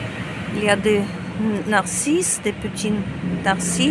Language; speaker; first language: French; non-native, fluent; Russian